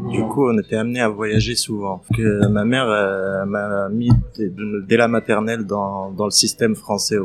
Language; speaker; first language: French; non-native, fluent; Arabic